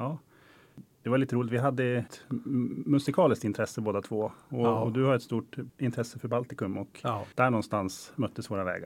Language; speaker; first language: Swedish; native; Swedish